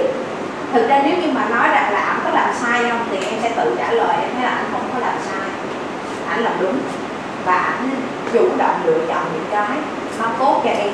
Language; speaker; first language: Vietnamese; native; Vietnamese